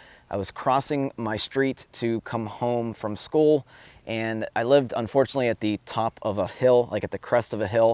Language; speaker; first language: English; native; English